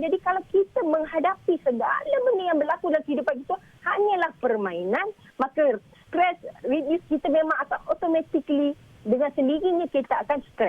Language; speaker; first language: Malay; native; Malay